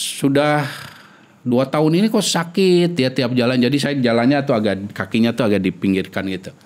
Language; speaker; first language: Indonesian; non-native, local second language; Sundanese